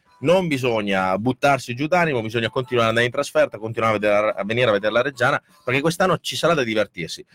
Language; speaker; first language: Italian; native; Italian